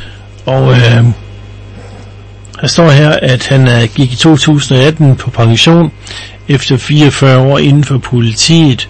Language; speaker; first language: Danish; native; Danish